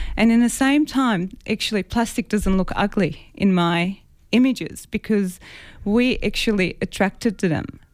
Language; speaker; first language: English; non-native, fluent; Greek